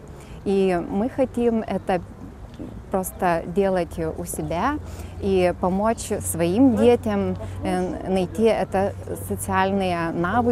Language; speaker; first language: Russian; non-native, learner; Lithuanian